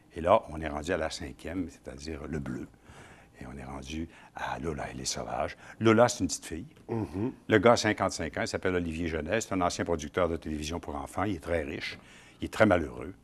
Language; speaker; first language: French; native; French